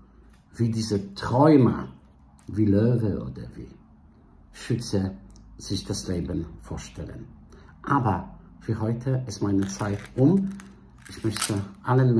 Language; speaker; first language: German; non-native, fluent; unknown